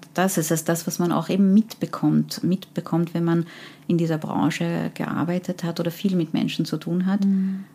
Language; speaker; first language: German; early bilingual, other home language; Persian